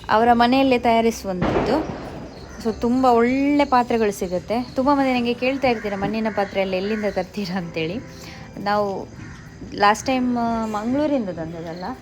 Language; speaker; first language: Kannada; native; Kannada